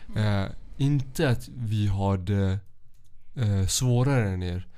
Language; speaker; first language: Swedish; early bilingual, other home language; Arabic